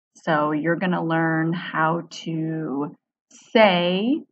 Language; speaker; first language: English; native; English